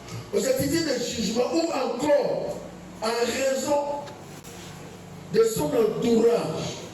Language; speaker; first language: French; non-native, local second language; Lingala